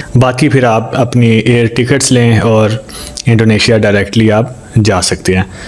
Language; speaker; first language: Urdu; native; Urdu